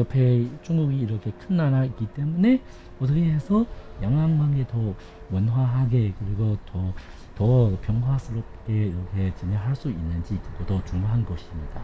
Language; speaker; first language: Korean; non-native, fluent; Chinese